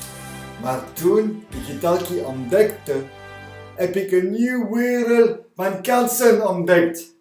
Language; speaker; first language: Dutch; non-native, local second language; French